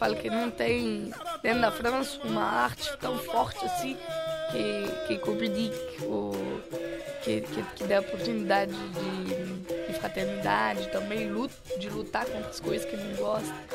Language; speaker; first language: Portuguese; non-native, fluent; French